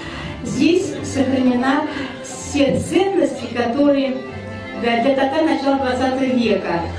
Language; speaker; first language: Russian; non-native, local second language; Tatar